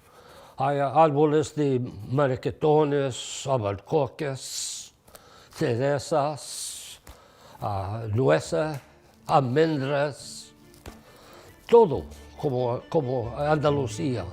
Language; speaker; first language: Spanish; early bilingual, heritage; English